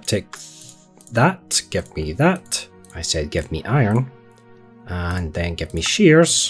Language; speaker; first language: English; native; English